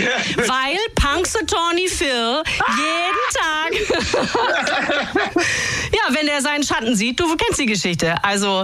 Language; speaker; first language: German; native; German